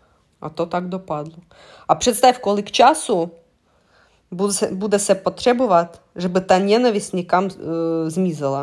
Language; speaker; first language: Czech; non-native, fluent; Russian